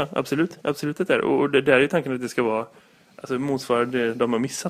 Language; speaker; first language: Swedish; native; Swedish